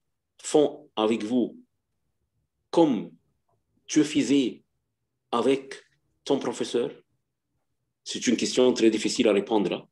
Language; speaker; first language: French; non-native, fluent; Arabic